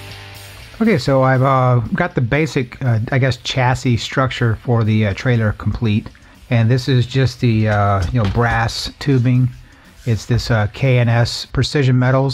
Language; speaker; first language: English; native; English